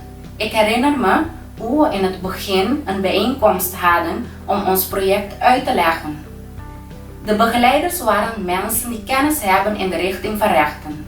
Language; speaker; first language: Dutch; non-native, local second language; Papiamento